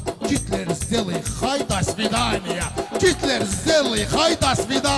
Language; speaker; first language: Russian; non-native, learner; Azerbaijani